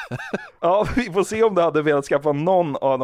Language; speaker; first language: Swedish; native; Swedish